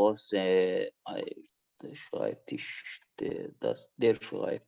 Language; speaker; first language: German; non-native, learner; Azerbaijani